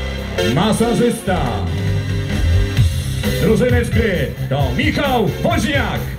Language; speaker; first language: Polish; native; Polish